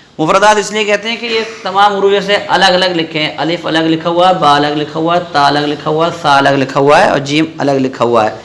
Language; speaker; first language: Urdu; native; Urdu